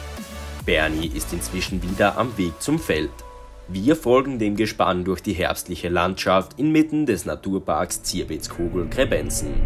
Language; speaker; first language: German; native; German